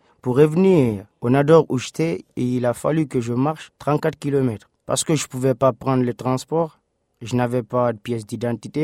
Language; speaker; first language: French; non-native, local second language; Fula